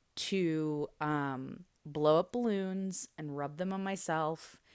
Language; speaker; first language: English; native; English